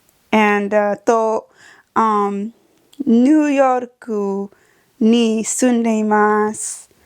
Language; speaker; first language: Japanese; non-native, learner; English